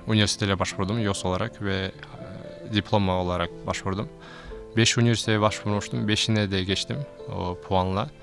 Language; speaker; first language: Turkish; non-native, learner; Kyrgyz